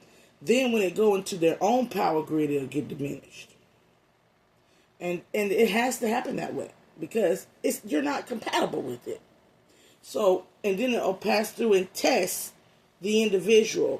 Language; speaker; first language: English; native; English